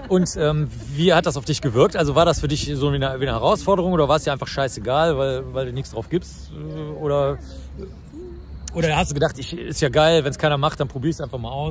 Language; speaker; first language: German; native; German